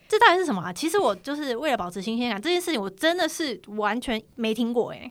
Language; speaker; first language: Chinese; native; Chinese